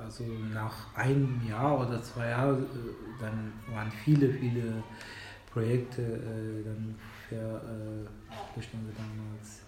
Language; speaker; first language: German; non-native, fluent; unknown